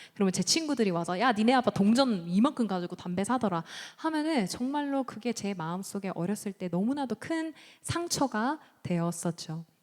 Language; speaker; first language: Korean; early bilingual, heritage; Korean